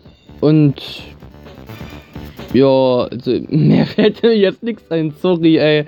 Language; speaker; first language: German; native; German